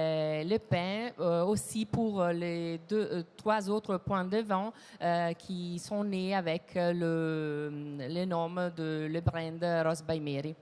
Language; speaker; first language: French; non-native, fluent; Italian